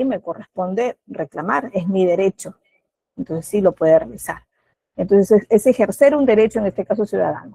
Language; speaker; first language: Spanish; native; Spanish